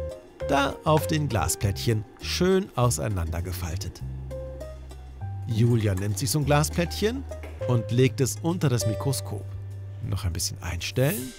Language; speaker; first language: German; native; German